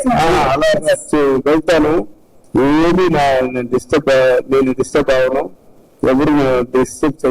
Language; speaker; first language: Telugu; non-native, learner; Tamil